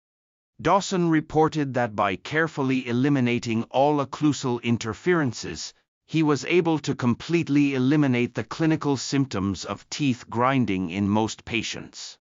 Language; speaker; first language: English; non-native, fluent; Japanese